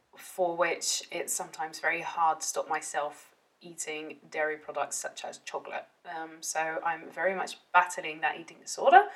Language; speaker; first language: English; early bilingual, heritage; Dutch